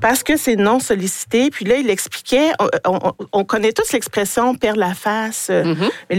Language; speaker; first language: French; native; French